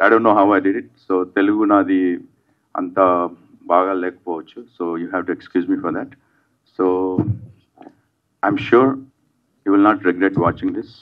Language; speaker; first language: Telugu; native; Telugu